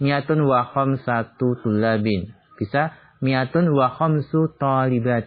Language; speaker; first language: Arabic; non-native, fluent; Indonesian